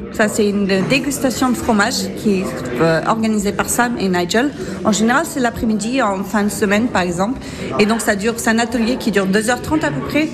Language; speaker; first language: French; native; French